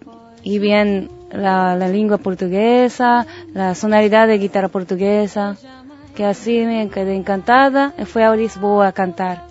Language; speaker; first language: Spanish; non-native, learner; Japanese